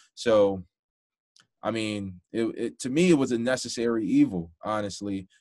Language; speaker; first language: English; native; English